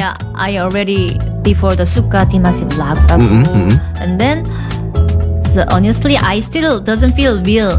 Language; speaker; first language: English; non-native, learner; Korean